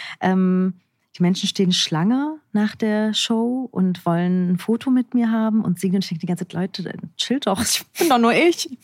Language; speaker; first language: German; early bilingual, other home language; Turkish